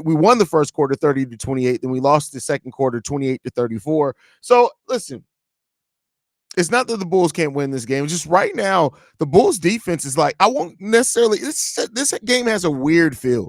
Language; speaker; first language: English; native; English